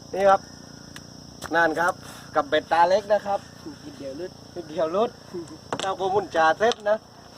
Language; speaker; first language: Thai; native; Thai